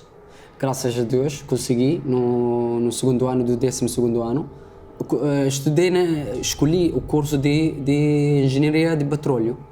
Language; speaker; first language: Portuguese; non-native, learner; Arabic